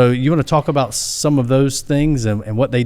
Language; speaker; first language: English; native; English